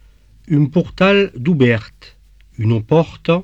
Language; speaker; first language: Catalan; non-native, learner; Italian